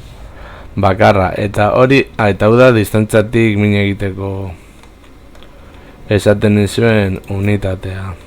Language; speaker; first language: Basque; native; Basque